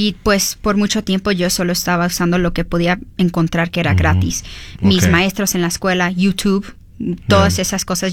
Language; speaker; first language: Spanish; early bilingual, heritage; Spanish